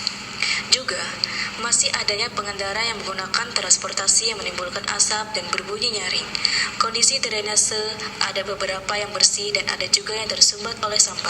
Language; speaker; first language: Indonesian; native; Indonesian